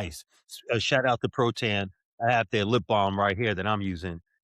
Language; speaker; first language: English; native; English